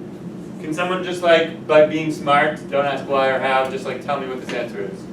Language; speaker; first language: English; native; English